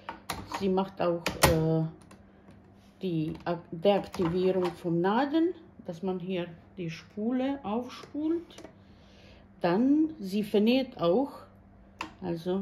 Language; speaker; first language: German; non-native, learner; Bosnian